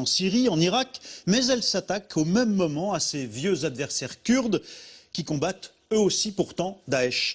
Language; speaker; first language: French; native; French